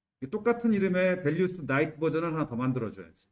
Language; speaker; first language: Korean; native; Korean